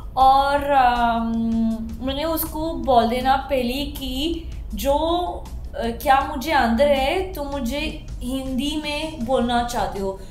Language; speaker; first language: Hindi; non-native, learner; Arabic